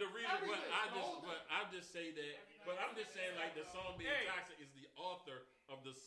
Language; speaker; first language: English; native; English